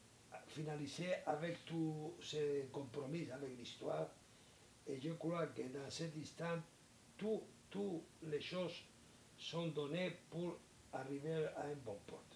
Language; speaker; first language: French; non-native, learner; Spanish